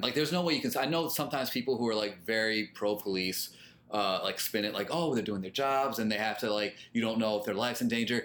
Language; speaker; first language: English; early bilingual, other home language; Spanish